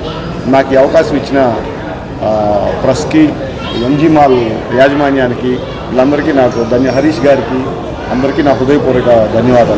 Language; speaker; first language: Telugu; native; Telugu